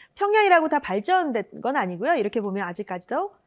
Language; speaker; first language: Korean; native; Korean